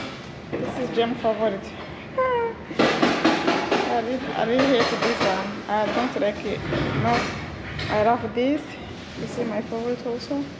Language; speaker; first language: English; non-native, fluent; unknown